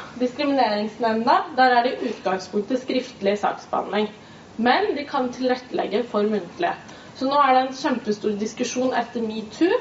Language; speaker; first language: Norwegian; native; Norwegian